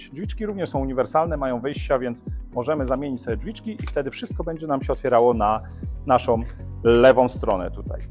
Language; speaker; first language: Polish; native; Polish